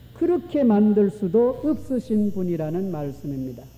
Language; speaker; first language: Korean; native; Korean